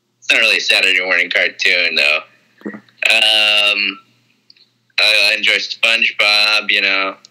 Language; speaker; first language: English; native; English